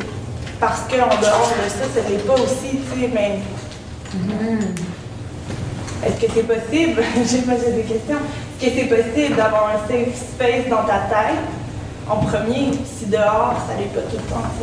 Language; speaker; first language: French; native; French